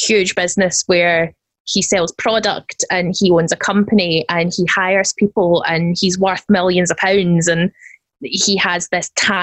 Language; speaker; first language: English; native; English